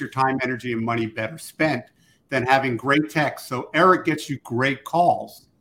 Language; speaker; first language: English; native; English